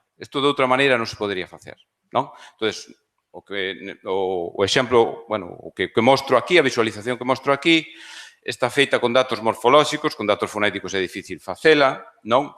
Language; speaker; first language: Galician; native; Galician